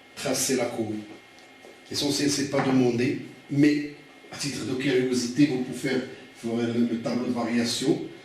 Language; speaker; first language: French; non-native, local second language; Arabic